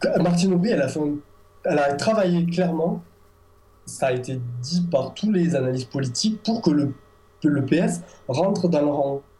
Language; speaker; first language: French; native; French